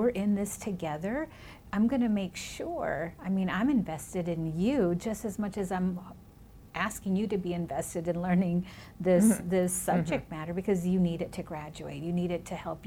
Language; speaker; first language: English; early bilingual, other home language; Spanish